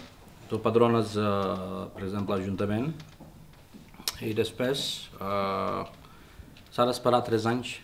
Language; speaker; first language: Catalan; non-native, learner; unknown